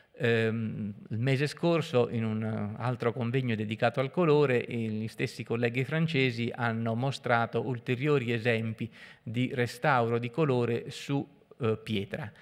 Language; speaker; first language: Italian; native; Italian